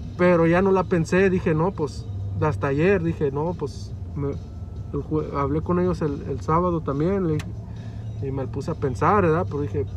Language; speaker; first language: Spanish; early bilingual, heritage; Spanish